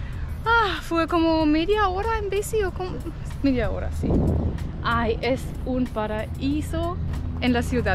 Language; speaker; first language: Spanish; non-native, learner; German